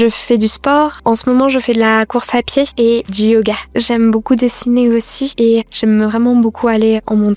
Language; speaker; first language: French; native; French